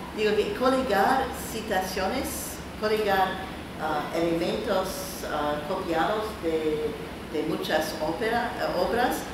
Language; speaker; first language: Spanish; non-native, learner; English